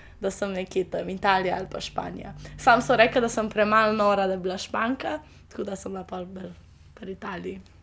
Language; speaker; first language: Slovenian; native; Slovenian